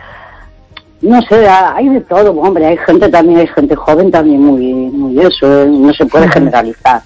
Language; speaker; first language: Spanish; native; Spanish